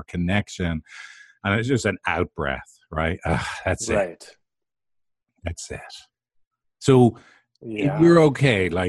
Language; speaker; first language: English; native; English